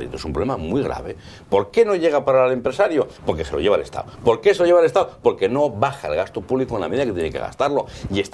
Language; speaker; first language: Spanish; native; Spanish